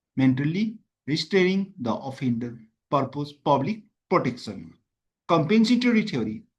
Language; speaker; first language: English; non-native, local second language; Nepali